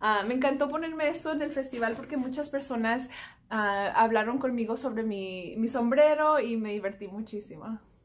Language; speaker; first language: Spanish; early bilingual, heritage; Spanish